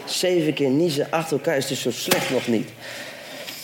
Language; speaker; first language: Dutch; native; Dutch